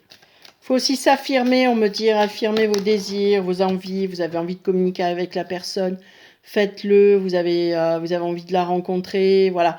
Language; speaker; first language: French; native; French